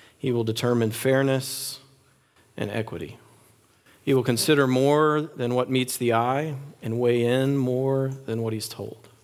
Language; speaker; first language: English; native; English